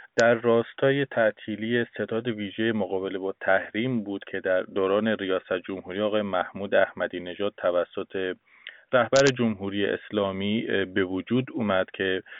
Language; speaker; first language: Persian; native; Persian